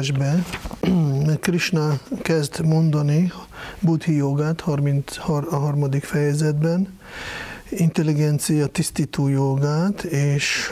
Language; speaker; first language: Hungarian; non-native, fluent; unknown